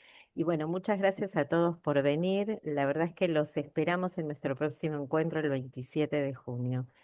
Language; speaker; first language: Spanish; native; Spanish